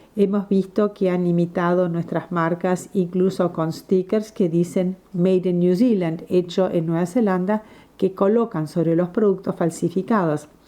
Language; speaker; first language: Spanish; non-native, fluent; English